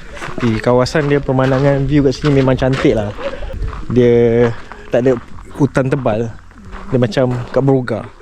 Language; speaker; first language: Malay; native; Malay